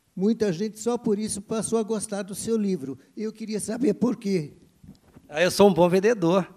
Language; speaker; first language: Portuguese; non-native, fluent; German